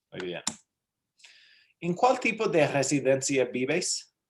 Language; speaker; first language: Spanish; non-native, fluent; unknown